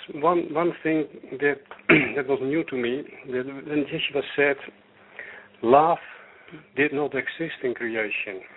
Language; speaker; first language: English; non-native, fluent; Dutch